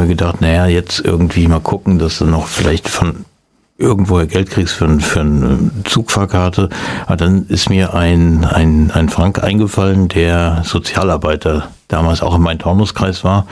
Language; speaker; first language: German; native; German